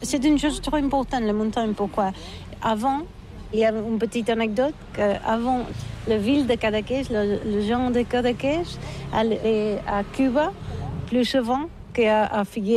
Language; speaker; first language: French; non-native, learner; Catalan